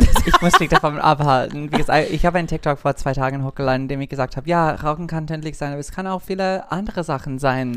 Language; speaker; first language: German; non-native, fluent; English